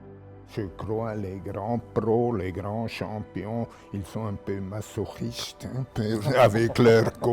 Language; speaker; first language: French; non-native, local second language; German